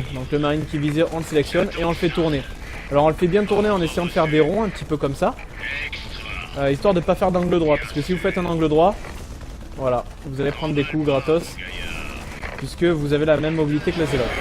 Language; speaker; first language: French; native; French